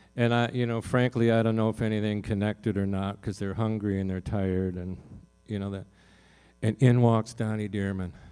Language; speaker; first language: English; native; English